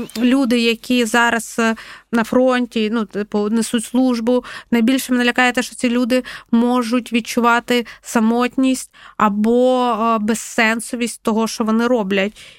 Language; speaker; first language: Ukrainian; non-native, local second language; Russian